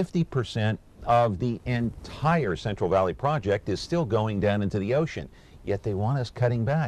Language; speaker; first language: English; native; English